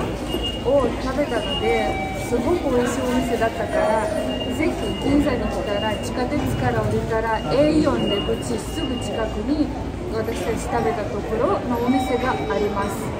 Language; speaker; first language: Japanese; non-native, fluent; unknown